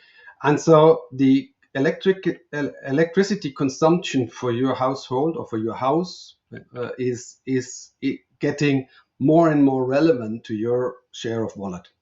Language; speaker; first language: English; non-native, fluent; German